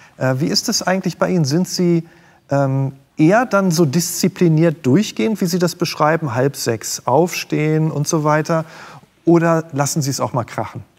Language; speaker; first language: German; native; German